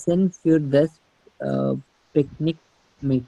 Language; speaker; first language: German; non-native, learner; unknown